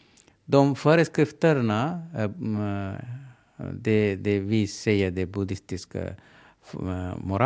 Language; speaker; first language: Swedish; non-native, learner; Sinhala